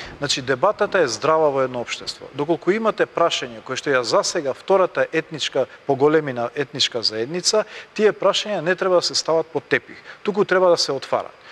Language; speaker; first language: Macedonian; non-native, local second language; Albanian